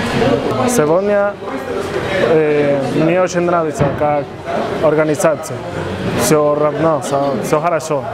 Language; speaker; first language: Russian; non-native, learner; Spanish